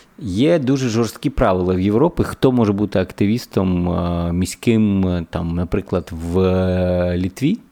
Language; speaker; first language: Ukrainian; native; Ukrainian